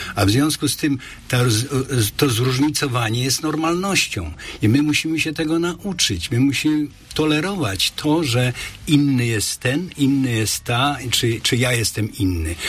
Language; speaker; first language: Polish; native; Polish